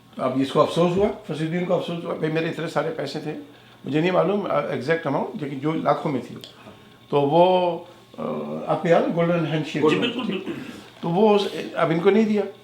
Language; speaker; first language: Urdu; native; Urdu